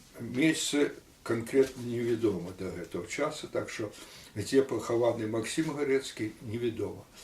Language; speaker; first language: Belarusian; native; Belarusian